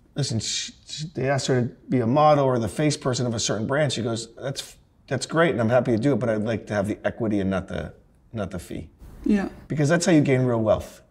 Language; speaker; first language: English; native; English